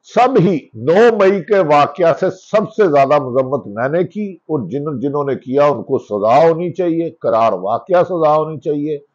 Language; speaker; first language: Urdu; non-native, local second language; Punjabi